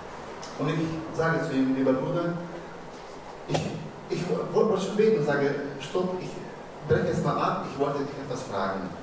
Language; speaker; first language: German; non-native, fluent; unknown